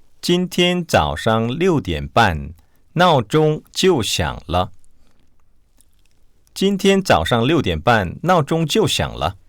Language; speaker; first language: Chinese; non-native, fluent; Korean